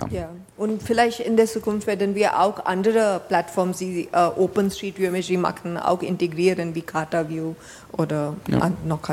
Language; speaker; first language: German; non-native, fluent; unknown